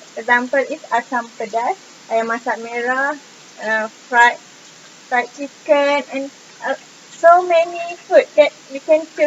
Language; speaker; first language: English; non-native, local second language; Malay